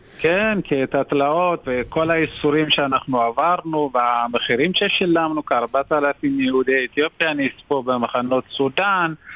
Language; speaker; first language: Hebrew; non-native, fluent; Amharic